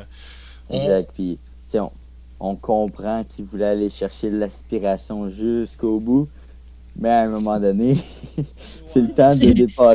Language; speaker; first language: French; native; French